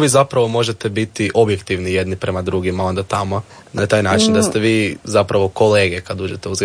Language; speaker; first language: Serbian; native; Serbian